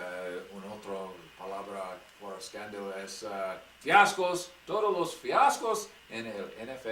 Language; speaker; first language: Spanish; non-native, learner; English